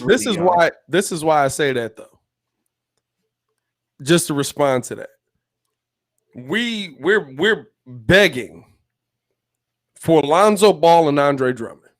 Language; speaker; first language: English; native; English